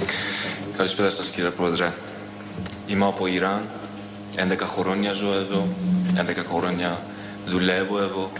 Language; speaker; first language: Greek; non-native, learner; Persian